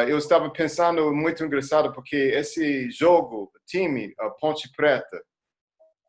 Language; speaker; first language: Portuguese; non-native, learner; English